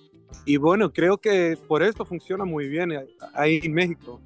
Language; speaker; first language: Spanish; non-native, fluent; Swedish